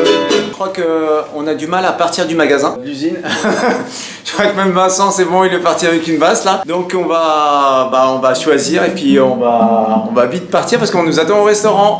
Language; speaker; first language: French; native; French